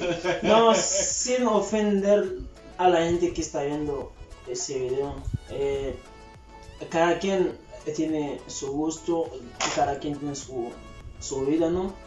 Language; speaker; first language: Spanish; non-native, fluent; Haitian Creole